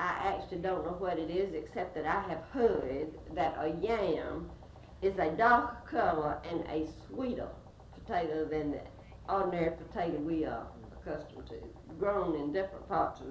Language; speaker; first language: English; native; English